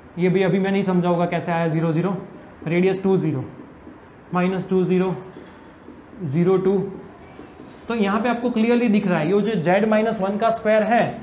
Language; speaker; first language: Hindi; non-native, local second language; Gujarati